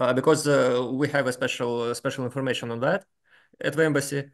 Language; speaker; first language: English; non-native, fluent; Lithuanian